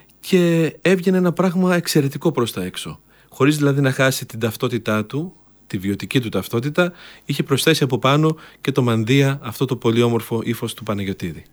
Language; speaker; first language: Greek; native; Greek